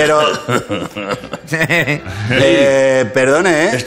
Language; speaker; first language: Spanish; native; Spanish